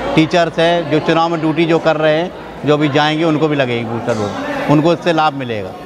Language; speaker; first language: Hindi; native; Hindi